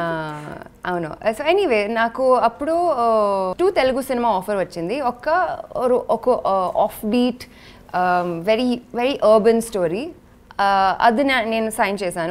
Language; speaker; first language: Telugu; non-native, learner; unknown